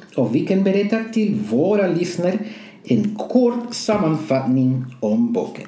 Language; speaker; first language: Swedish; non-native, fluent; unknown